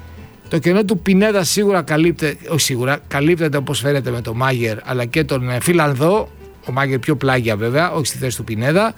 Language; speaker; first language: Greek; native; Greek